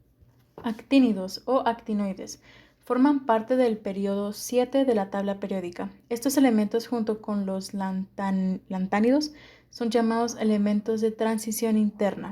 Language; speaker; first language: Spanish; native; Spanish